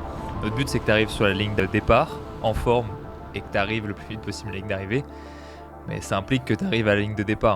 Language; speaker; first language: French; native; French